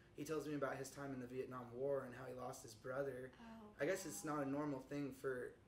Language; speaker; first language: English; native; English